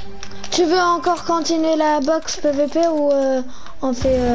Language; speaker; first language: French; native; French